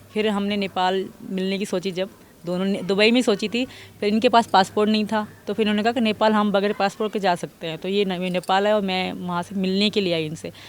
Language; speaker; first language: Urdu; non-native, local second language; Sindhi